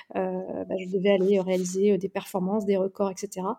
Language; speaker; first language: French; native; French